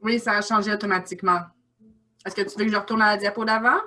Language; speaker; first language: French; native; French